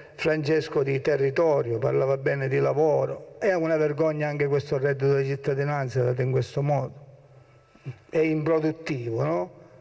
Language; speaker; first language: Italian; native; Italian